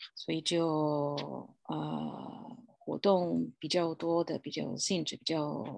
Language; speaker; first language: Chinese; non-native, fluent; Italian